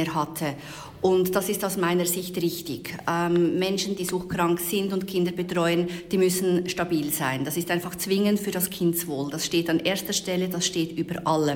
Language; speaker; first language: German; native; German